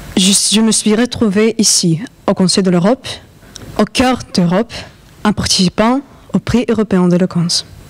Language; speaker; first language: French; non-native, fluent; Russian